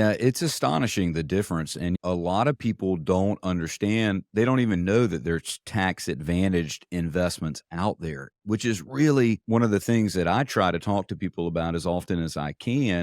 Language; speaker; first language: English; native; English